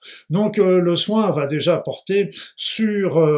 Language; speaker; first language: French; native; French